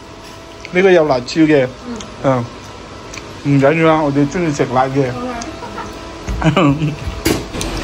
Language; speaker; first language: English; non-native, learner; Indonesian